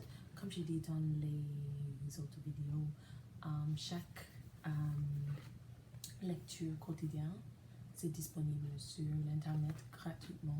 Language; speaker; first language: French; non-native, learner; English